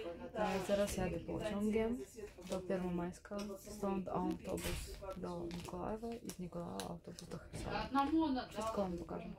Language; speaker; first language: Polish; non-native, learner; Ukrainian